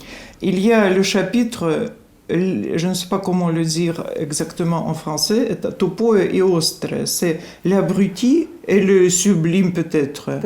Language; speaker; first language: French; non-native, fluent; Russian